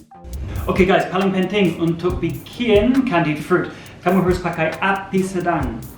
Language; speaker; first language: Indonesian; non-native, learner; English